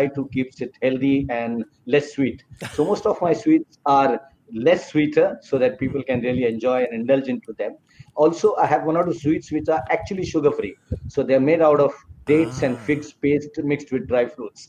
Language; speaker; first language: English; non-native, local second language; Marathi